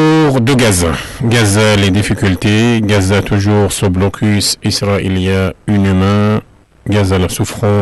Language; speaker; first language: French; non-native, fluent; Arabic